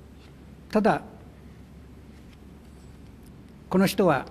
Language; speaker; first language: Japanese; native; Japanese